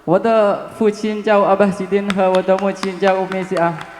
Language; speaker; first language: Chinese; non-native, learner; Madurese